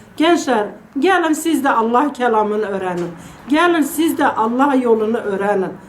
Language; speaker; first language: Turkish; non-native, local second language; Kurdish